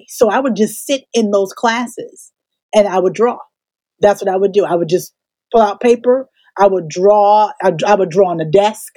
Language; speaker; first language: English; native; English